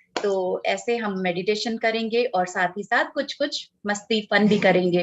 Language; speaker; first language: Hindi; native; Hindi